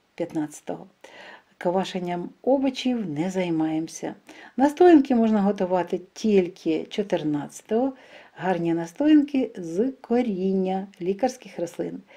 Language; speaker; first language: Ukrainian; non-native, local second language; Russian